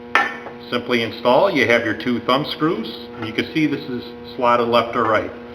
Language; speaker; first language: English; native; English